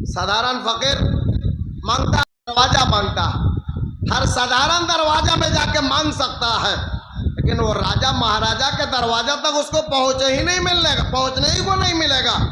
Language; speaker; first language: Urdu; non-native, local second language; Bangla